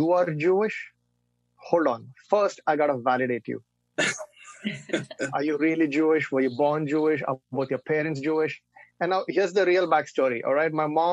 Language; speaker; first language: English; non-native, local second language; Marathi